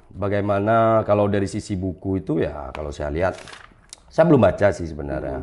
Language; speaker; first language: Indonesian; non-native, local second language; Achinese